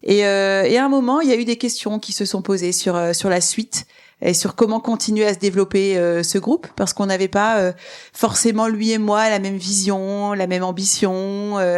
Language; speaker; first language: French; native; French